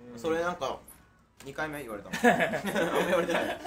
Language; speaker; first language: Japanese; native; Japanese